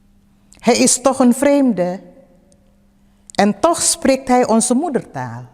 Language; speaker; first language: Dutch; early bilingual, other home language; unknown